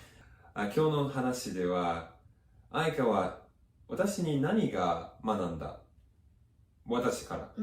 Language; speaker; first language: Japanese; non-native, fluent; English